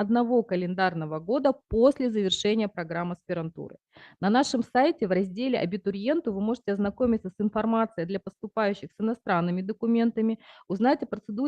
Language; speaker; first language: Russian; native; Russian